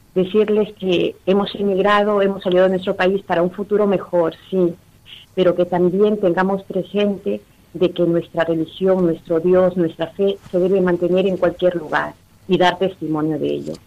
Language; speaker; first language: Spanish; native; Spanish